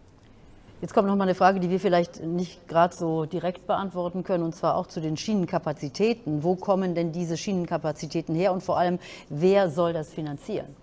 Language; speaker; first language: German; native; German